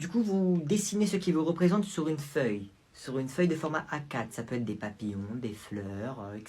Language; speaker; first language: French; native; French